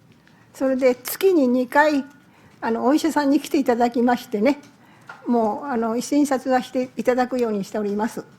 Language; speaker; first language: Japanese; native; Japanese